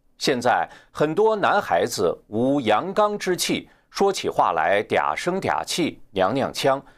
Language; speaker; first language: Chinese; native; Chinese